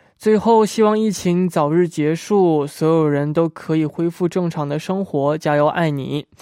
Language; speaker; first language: Chinese; native; Chinese